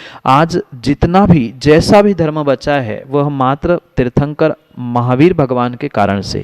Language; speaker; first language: Hindi; native; Hindi